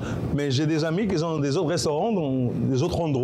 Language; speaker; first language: French; non-native, local second language; Arabic